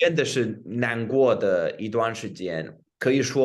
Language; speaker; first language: Chinese; non-native, fluent; English